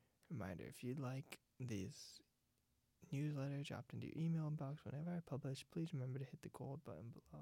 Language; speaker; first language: English; native; English